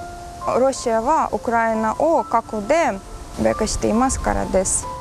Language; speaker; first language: Japanese; non-native, learner; Ukrainian